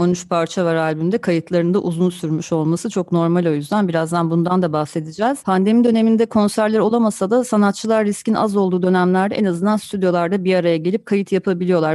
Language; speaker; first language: Turkish; native; Turkish